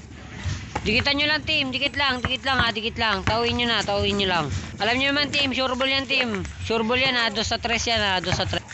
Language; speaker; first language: Filipino; native; Filipino